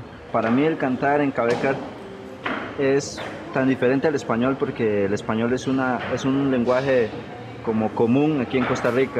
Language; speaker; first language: Spanish; non-native, local second language; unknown